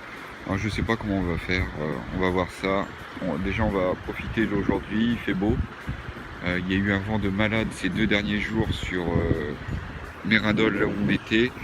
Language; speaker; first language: French; native; French